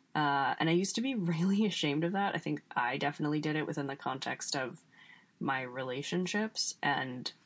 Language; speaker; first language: English; native; English